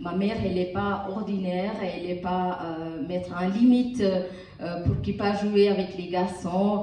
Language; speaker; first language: French; non-native, learner; Tamil